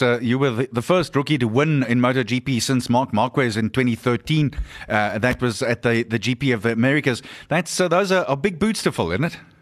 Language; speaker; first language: English; non-native, local second language; Afrikaans